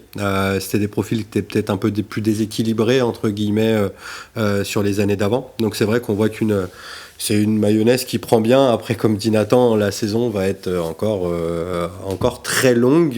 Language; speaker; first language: French; native; French